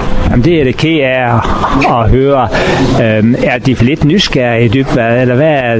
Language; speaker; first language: Danish; native; Danish